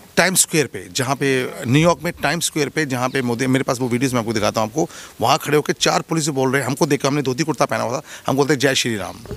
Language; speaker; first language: Hindi; native; Hindi